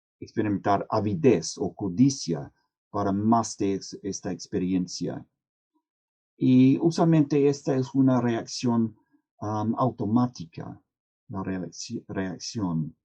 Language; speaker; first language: Spanish; non-native, fluent; English